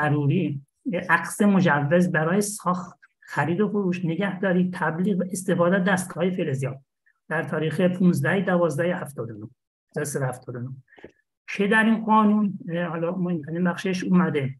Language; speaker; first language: Persian; native; Persian